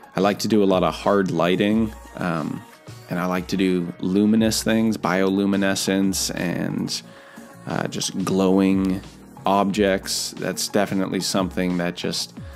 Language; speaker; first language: English; native; English